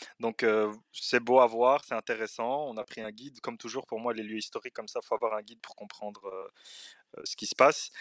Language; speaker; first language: French; early bilingual, other home language; Arabic